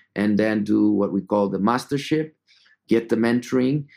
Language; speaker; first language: English; non-native, fluent; Portuguese